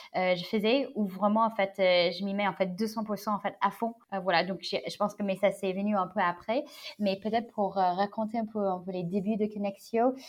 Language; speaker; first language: French; non-native, fluent; English